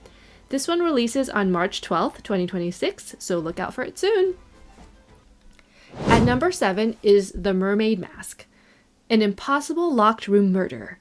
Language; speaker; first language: English; native; English